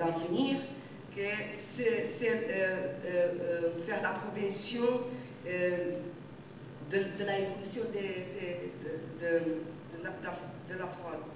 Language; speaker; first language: French; non-native, fluent; Portuguese